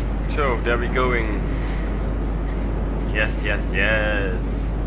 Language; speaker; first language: English; non-native, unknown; Dutch